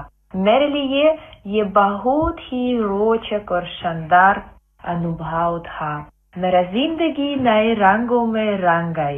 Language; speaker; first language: Hindi; non-native, fluent; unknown